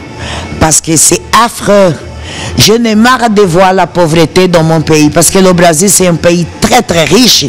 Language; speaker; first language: French; non-native, fluent; Portuguese